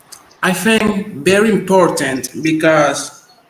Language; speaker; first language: English; non-native, learner; Spanish